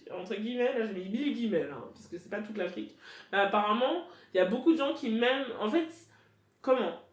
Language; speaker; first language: French; early bilingual, other home language; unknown